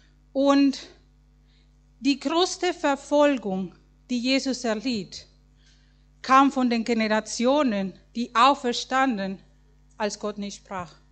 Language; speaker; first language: German; non-native, fluent; Spanish